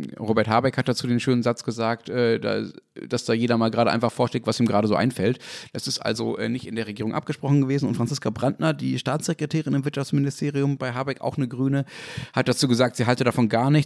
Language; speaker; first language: German; native; German